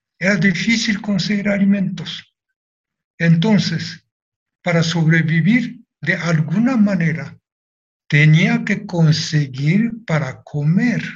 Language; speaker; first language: Spanish; non-native, fluent; Japanese